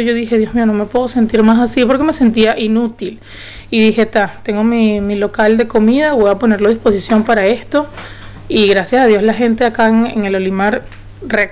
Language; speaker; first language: Spanish; native; Spanish